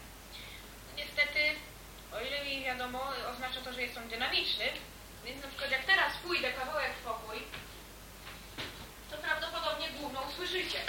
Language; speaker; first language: Polish; native; Polish